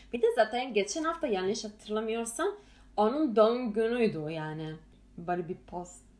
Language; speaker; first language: Turkish; non-native, fluent; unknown